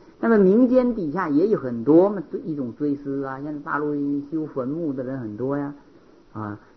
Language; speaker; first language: Chinese; native; Chinese